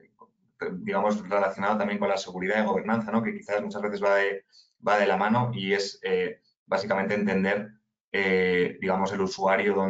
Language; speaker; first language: Spanish; native; Spanish